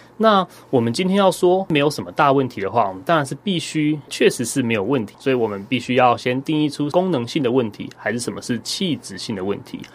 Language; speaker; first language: Chinese; native; Chinese